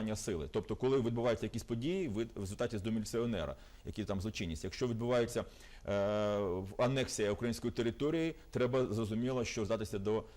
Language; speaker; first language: Ukrainian; native; Ukrainian